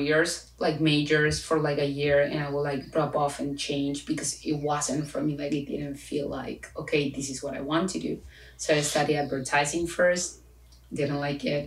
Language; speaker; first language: English; non-native, fluent; Spanish